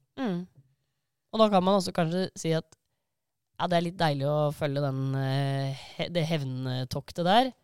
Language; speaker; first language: Norwegian; native; Norwegian